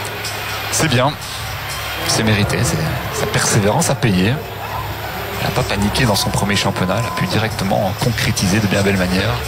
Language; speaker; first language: French; native; French